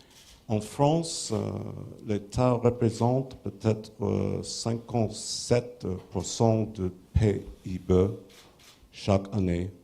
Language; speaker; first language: French; non-native, fluent; English